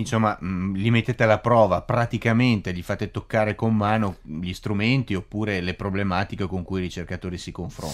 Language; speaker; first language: Italian; native; Italian